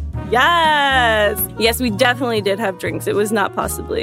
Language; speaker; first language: English; native; English